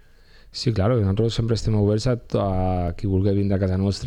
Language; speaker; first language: Catalan; native; Catalan